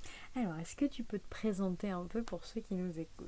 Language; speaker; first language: French; native; French